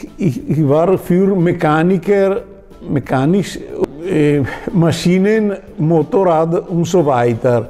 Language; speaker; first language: German; non-native, learner; Italian